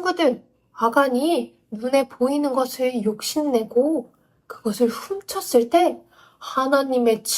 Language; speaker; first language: Korean; native; Korean